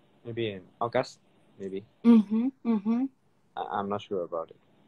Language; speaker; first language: English; non-native, learner; Thai